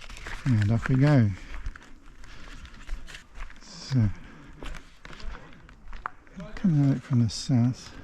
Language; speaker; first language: English; native; English